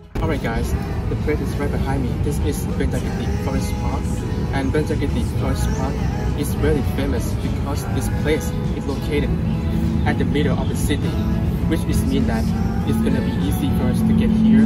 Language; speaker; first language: English; non-native, learner; Thai